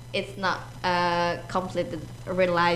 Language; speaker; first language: English; non-native, learner; Indonesian